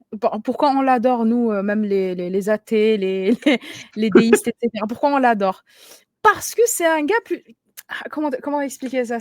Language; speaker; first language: French; native; French